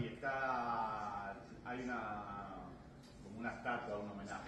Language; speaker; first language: Spanish; native; Spanish